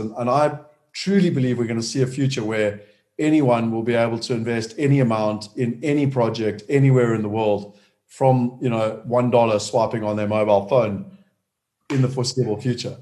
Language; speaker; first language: English; native; English